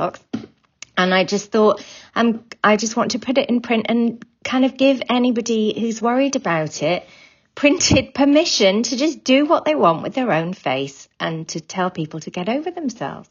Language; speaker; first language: English; native; English